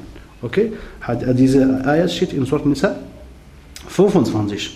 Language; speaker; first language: German; non-native, learner; Arabic